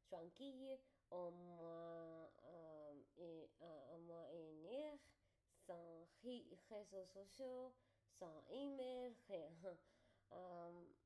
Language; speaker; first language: French; non-native, learner; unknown